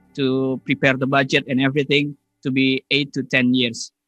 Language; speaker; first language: English; non-native, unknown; Indonesian